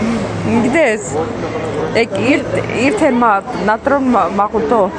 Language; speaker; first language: Greek; non-native, learner; Armenian